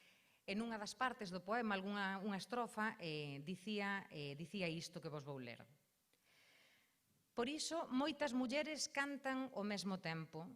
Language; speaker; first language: Galician; native; Galician